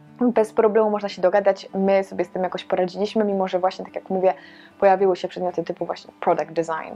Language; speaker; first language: Polish; native; Polish